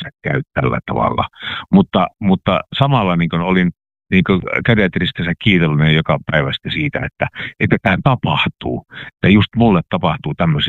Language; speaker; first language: Finnish; native; Finnish